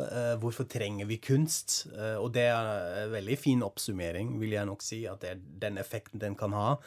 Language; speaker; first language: Norwegian; non-native, fluent; German